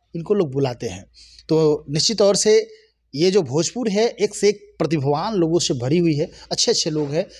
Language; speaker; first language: Hindi; native; Hindi